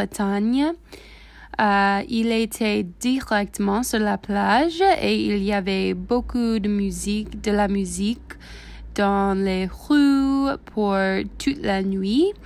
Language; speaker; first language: French; non-native, learner; English